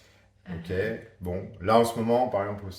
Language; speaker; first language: French; native; French